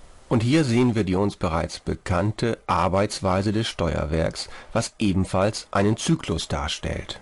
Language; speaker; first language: German; native; German